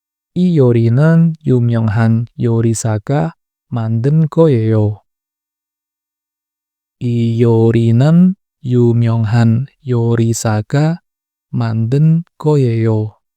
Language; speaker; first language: Korean; non-native, fluent; Indonesian